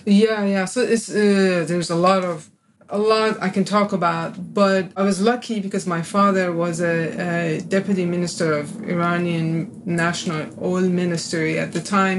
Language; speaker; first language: English; non-native, fluent; Persian